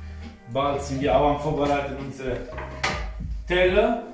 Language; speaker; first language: German; non-native, fluent; Italian